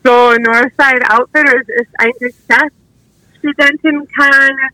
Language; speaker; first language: German; non-native, learner; English